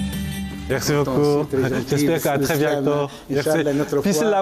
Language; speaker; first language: French; non-native, learner; Korean